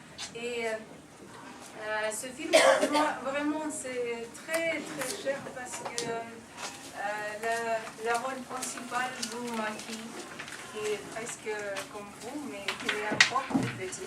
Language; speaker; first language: French; non-native, fluent; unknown